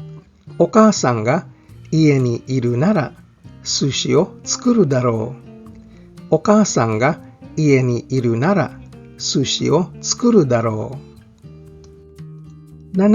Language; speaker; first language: Japanese; non-native, fluent; English